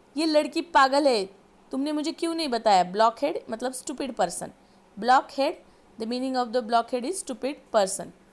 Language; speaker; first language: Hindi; non-native, local second language; Marathi